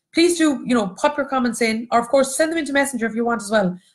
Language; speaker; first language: English; native; English